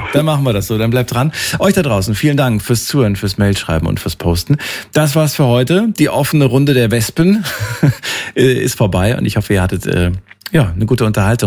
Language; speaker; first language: German; native; German